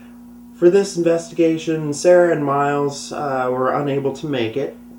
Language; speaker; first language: English; native; English